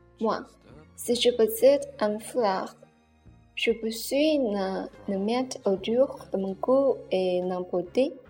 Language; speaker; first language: French; non-native, learner; Chinese